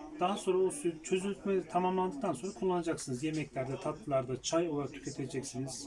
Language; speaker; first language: Turkish; native; Turkish